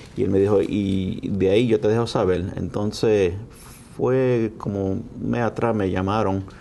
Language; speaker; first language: Spanish; early bilingual, heritage; Spanish